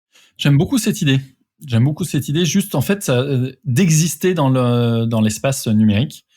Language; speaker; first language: French; native; French